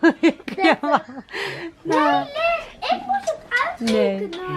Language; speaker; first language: Dutch; early bilingual, other home language; Turkish